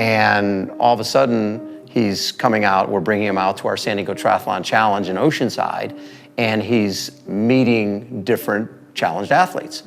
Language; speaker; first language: English; native; English